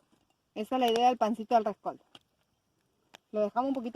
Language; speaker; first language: Spanish; native; Spanish